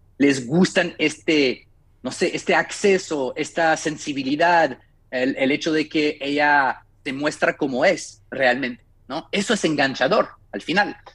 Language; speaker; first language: Spanish; non-native, fluent; French